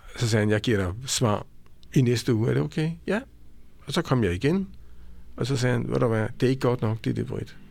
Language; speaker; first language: Danish; native; Danish